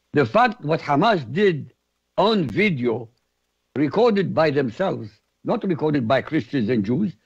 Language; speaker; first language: English; non-native, fluent; Arabic